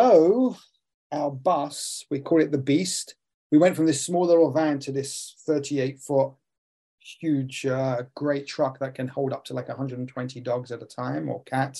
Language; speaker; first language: English; native; English